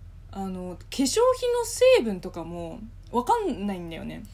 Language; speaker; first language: Japanese; non-native, fluent; Chinese